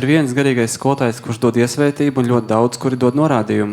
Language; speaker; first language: Latvian; native; Latvian